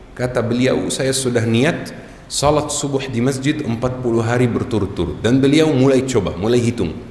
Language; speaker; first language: Indonesian; non-native, fluent; Arabic